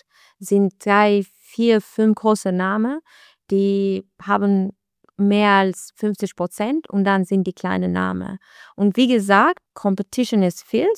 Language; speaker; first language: German; non-native, learner; Albanian